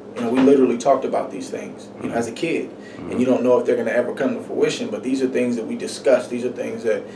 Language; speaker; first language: English; native; English